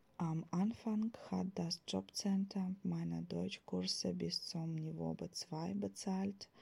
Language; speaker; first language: German; non-native, fluent; Ukrainian